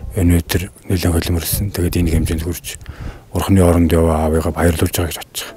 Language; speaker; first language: Mongolian; native; Mongolian